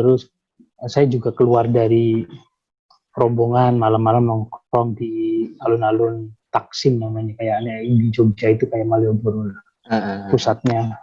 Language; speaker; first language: Indonesian; native; Indonesian